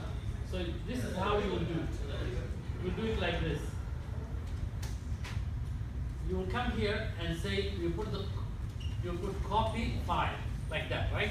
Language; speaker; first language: English; non-native, fluent; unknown